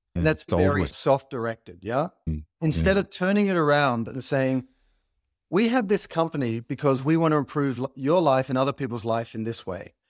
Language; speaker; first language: English; native; English